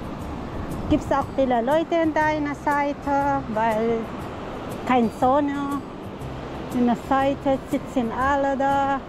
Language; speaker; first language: German; non-native, learner; Filipino